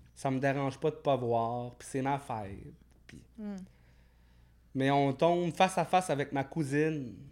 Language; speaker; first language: French; native; French